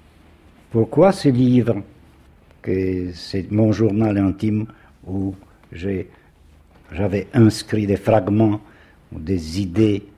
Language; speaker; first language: French; non-native, fluent; Polish